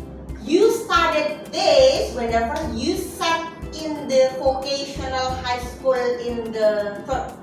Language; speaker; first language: English; non-native, fluent; Javanese